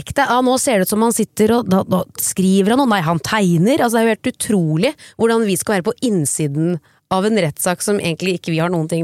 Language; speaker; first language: Norwegian; native; Norwegian